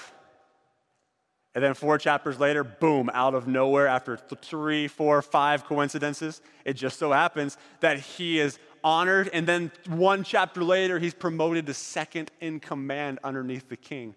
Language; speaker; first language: English; native; English